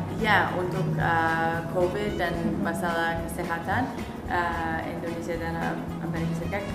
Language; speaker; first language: Indonesian; non-native, fluent; English